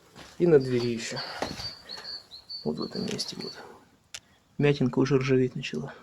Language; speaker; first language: Russian; native; Russian